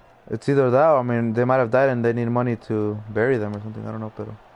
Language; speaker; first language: English; early bilingual, other home language; Spanish